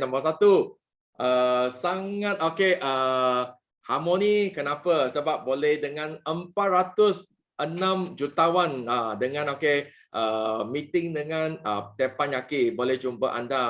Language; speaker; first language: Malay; non-native, local second language; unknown